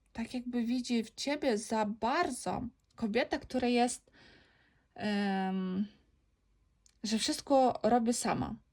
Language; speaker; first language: Polish; non-native, learner; Ukrainian